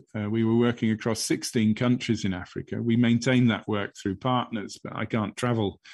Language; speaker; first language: English; native; English